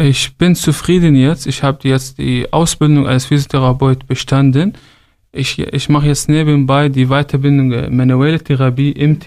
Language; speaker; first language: German; non-native, fluent; Arabic